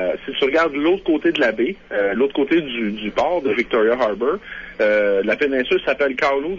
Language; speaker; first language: French; native; French